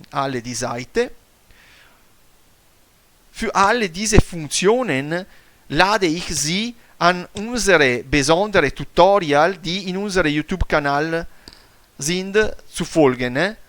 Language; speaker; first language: German; non-native, fluent; Italian